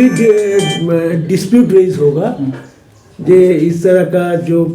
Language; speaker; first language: Hindi; non-native, local second language; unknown